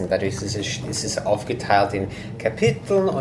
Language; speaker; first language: German; non-native, fluent; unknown